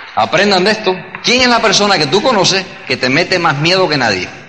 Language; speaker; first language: Spanish; early bilingual, heritage; Spanish